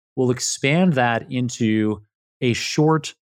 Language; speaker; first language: English; native; English